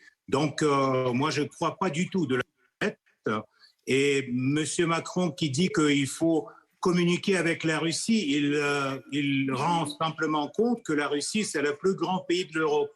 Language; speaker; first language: French; non-native, fluent; Russian